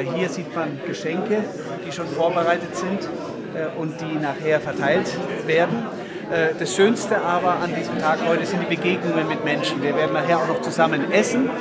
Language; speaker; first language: German; native; German